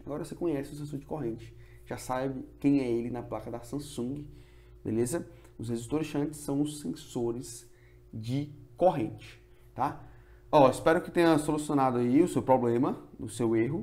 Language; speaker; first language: Portuguese; native; Portuguese